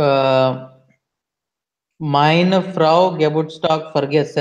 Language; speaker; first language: German; non-native, learner; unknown